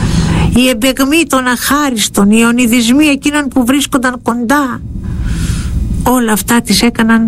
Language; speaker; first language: Greek; native; Greek